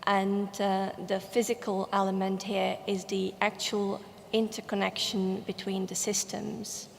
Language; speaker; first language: English; non-native, fluent; Czech